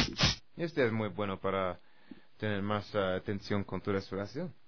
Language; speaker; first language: Spanish; non-native, learner; English